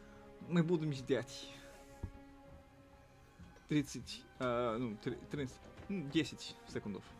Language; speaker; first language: Russian; non-native, learner; English